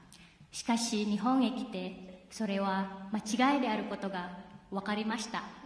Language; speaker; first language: Japanese; non-native, fluent; Indonesian